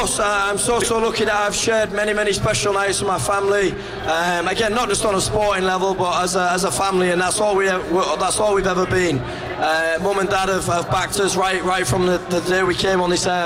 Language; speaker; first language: English; native; English